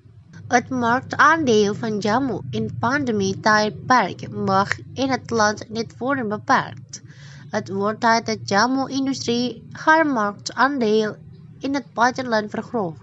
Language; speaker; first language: Dutch; non-native, fluent; Indonesian